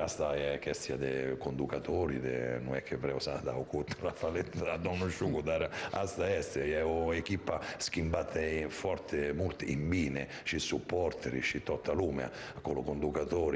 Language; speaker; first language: Romanian; non-native, fluent; Italian